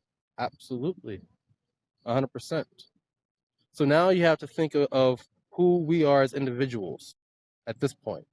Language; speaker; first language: English; native; English